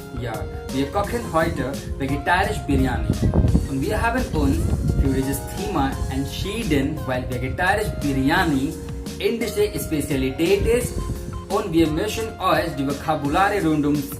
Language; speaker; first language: German; non-native, fluent; Hindi